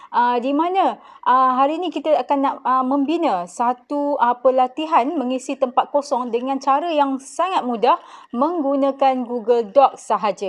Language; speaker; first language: Malay; native; Malay